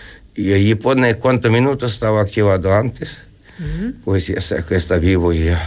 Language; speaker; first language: Spanish; non-native, learner; Ukrainian